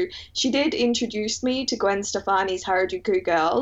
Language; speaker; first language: English; native; English